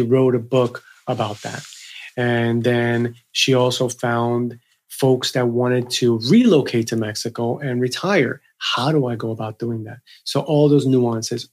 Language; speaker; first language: English; early bilingual, other home language; Spanish